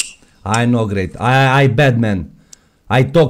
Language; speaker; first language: English; non-native, learner; Romanian